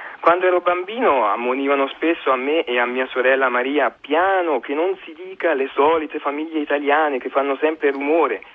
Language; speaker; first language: Italian; early bilingual, heritage; Italian